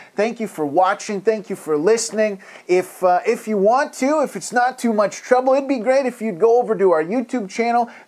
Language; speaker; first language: English; native; English